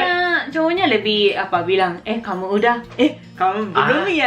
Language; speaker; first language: Indonesian; non-native, learner; Japanese